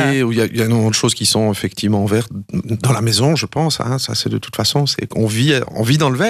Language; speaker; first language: French; native; French